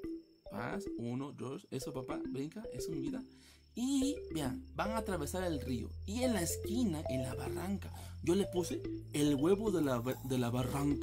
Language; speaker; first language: Spanish; native; Spanish